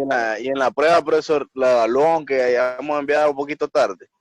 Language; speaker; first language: Spanish; native; Spanish